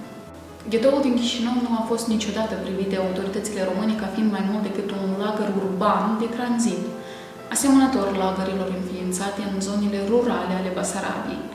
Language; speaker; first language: Romanian; native; Romanian